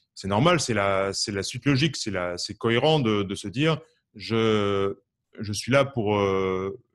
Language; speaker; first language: French; native; French